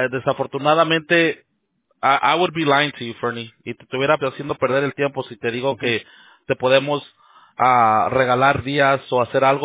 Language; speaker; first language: Spanish; early bilingual, heritage; Spanish